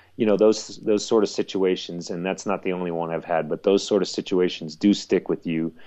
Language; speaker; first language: English; native; English